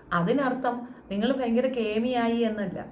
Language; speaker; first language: Malayalam; native; Malayalam